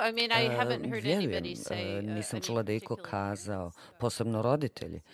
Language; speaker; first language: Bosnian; non-native, fluent; English